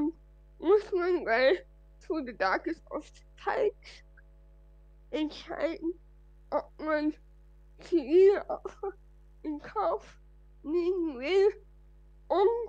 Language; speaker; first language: German; non-native, fluent; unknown